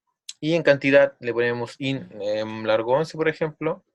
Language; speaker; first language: Spanish; native; Spanish